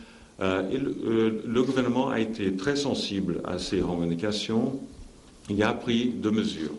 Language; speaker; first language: French; non-native, fluent; Portuguese